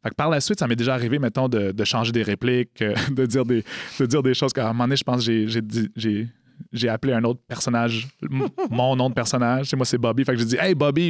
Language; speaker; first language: French; native; French